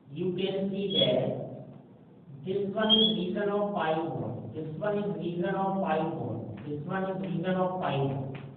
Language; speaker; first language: Hindi; native; Hindi